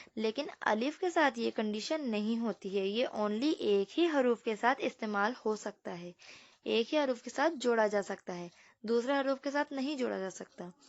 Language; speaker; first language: Hindi; native; Hindi